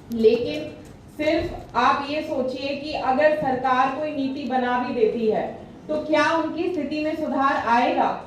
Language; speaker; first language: Hindi; native; Hindi